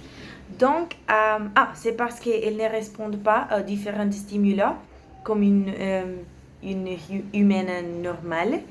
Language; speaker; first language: French; non-native, learner; Spanish